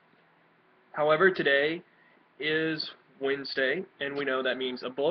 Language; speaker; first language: English; native; English